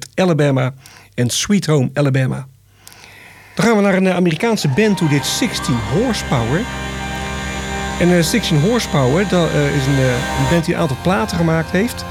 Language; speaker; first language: Dutch; native; Dutch